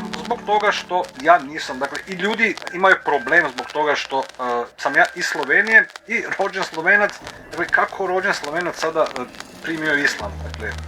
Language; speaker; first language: Croatian; native; Croatian